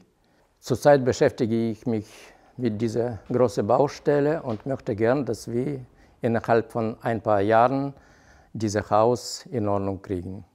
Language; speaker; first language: German; non-native, fluent; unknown